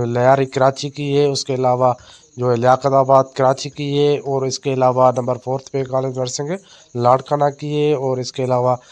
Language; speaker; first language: Urdu; non-native, local second language; Sindhi